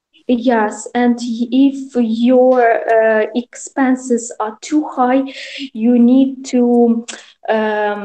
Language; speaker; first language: English; non-native, learner; Russian